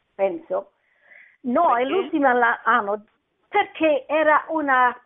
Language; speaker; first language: Italian; non-native, fluent; English